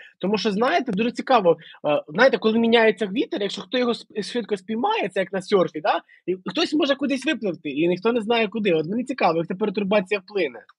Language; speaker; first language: Ukrainian; native; Ukrainian